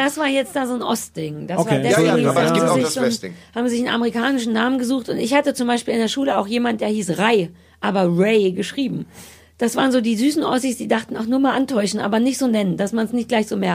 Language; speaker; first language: German; native; German